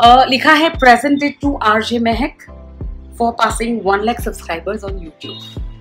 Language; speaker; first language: Hindi; non-native, local second language; Gujarati